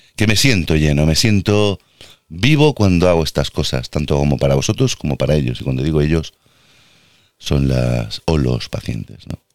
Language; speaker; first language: Spanish; native; Spanish